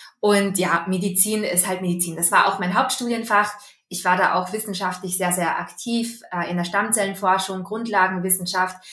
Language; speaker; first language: German; early bilingual, other home language; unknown